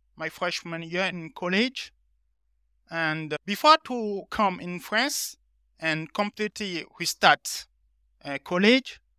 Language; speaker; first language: English; non-native, learner; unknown